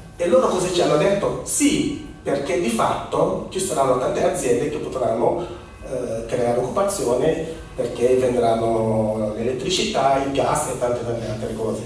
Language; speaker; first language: Italian; non-native, fluent; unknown